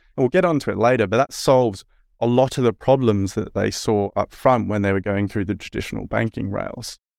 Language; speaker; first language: English; native; English